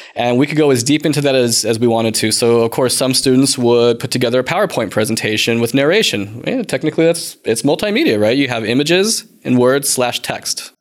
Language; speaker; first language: English; native; English